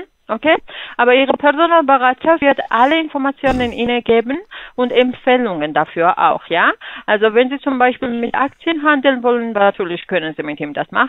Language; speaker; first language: German; non-native, fluent; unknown